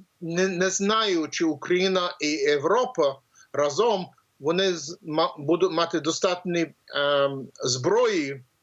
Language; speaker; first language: Ukrainian; early bilingual, heritage; English